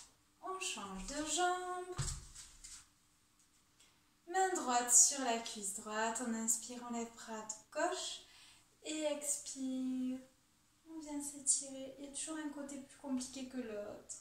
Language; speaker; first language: French; native; French